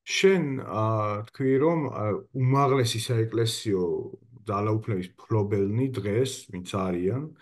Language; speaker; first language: Georgian; native; Georgian